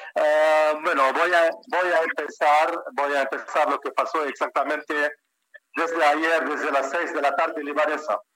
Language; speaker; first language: Spanish; non-native, fluent; Arabic